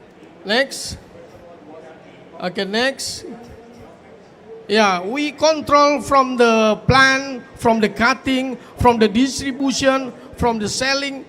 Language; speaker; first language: English; non-native, fluent; Indonesian